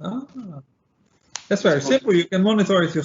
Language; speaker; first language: English; non-native, fluent; Dutch